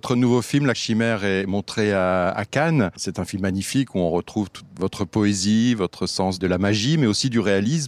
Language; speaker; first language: French; native; French